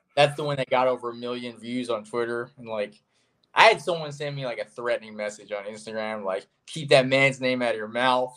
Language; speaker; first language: English; native; English